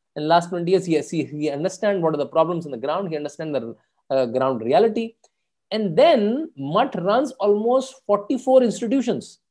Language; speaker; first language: English; non-native, local second language; Hindi